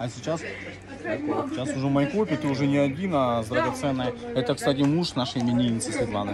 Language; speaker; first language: Russian; native; Russian